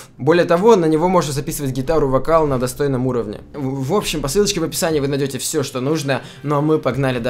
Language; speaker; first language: Russian; native; Russian